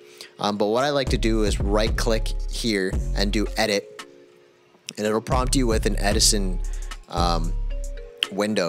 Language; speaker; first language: English; native; English